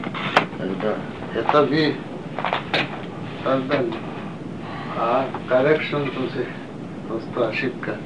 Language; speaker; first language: Russian; non-native, learner; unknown